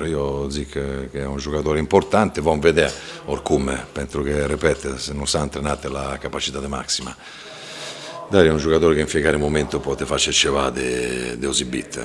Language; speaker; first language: Romanian; non-native, fluent; Italian